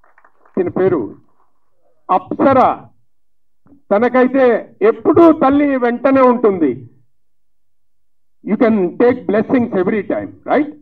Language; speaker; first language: Telugu; native; Telugu